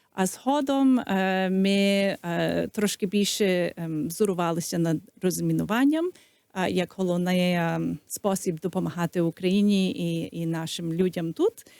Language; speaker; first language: Ukrainian; early bilingual, heritage; Ukrainian